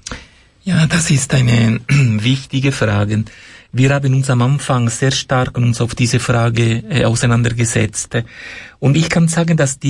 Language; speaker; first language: German; non-native, fluent; Italian